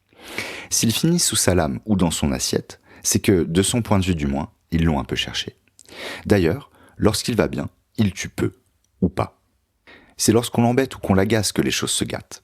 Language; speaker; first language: French; native; French